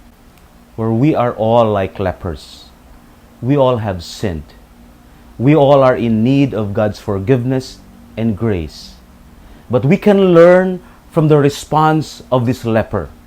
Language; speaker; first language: English; non-native, local second language; Filipino